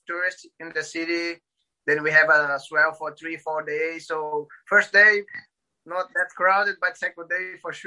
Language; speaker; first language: English; non-native, learner; Portuguese